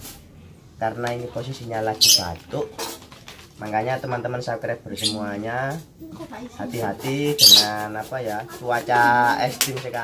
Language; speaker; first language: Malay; non-native, local second language; Javanese